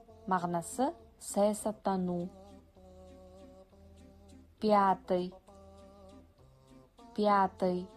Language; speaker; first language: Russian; non-native, fluent; Kazakh